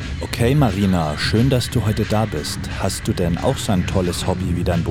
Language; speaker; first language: German; native; German